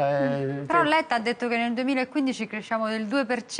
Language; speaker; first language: Italian; native; Italian